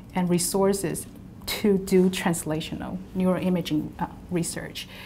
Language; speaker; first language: English; non-native, fluent; Chinese